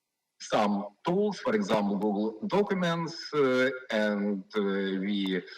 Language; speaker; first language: English; non-native, learner; Ukrainian